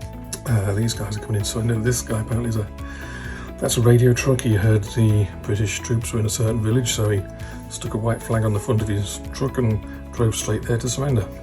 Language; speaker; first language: English; native; English